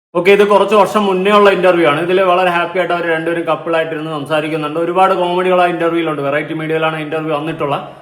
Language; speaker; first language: Malayalam; native; Malayalam